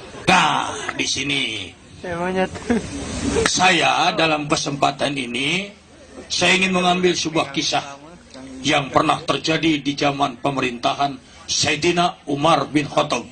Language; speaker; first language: Indonesian; non-native, local second language; Sundanese